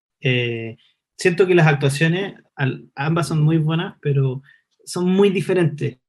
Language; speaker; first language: Spanish; native; Spanish